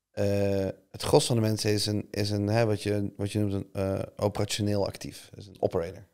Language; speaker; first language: Dutch; native; Dutch